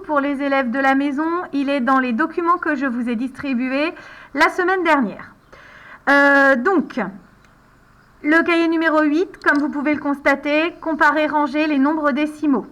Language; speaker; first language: French; native; French